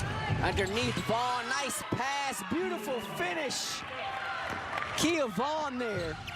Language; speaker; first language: English; native; English